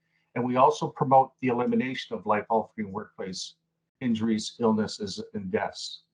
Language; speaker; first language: English; native; English